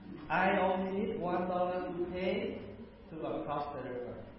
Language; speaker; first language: English; non-native, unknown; Vietnamese